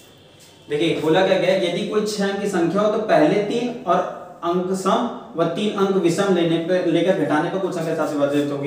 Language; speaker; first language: Hindi; native; Hindi